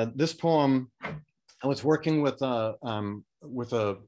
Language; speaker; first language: English; native; English